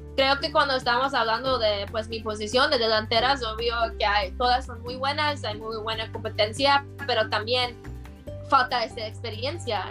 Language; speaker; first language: Spanish; early bilingual, heritage; Spanish